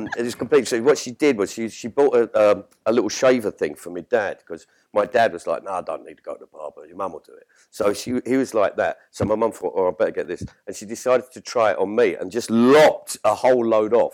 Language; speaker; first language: English; native; English